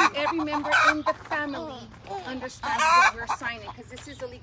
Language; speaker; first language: English; early bilingual, other home language; Spanish